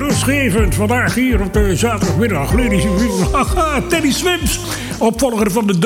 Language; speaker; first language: Dutch; native; Dutch